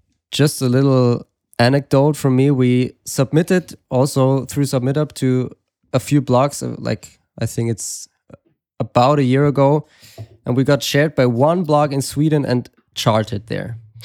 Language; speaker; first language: English; non-native, fluent; German